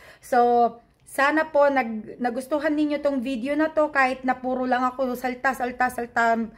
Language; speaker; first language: Filipino; non-native, local second language; Iloko